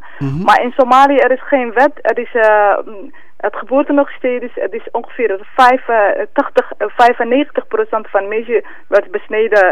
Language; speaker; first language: Dutch; non-native, fluent; Somali